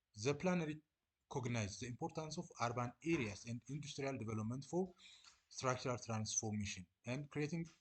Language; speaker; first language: English; non-native, local second language; Amharic